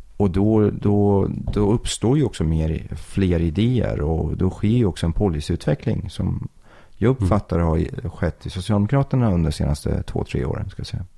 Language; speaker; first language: Swedish; early bilingual, other home language; Persian